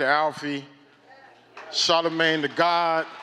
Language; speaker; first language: English; native; English